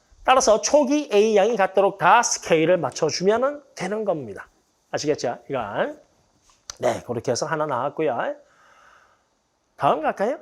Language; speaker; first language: Korean; native; Korean